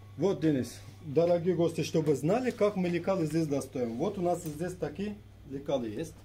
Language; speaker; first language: Russian; non-native, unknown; Turkish